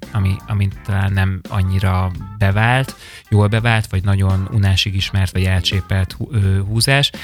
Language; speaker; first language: Hungarian; native; Hungarian